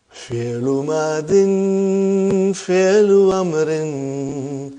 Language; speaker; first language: Arabic; non-native, fluent; Urdu